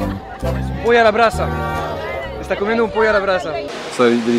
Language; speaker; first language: Spanish; non-native, fluent; French